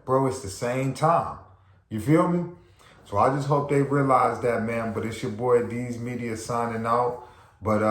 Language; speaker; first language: English; native; English